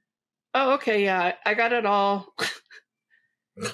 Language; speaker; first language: English; native; English